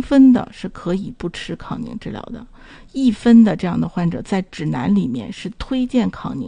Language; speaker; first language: Chinese; native; Chinese